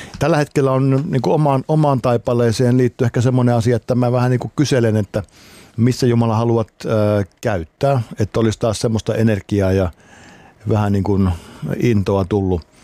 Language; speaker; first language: Finnish; native; Finnish